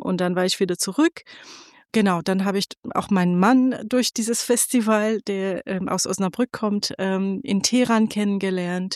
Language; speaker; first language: German; non-native, fluent; Persian